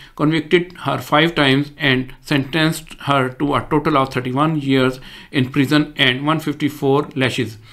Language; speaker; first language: English; non-native, local second language; Urdu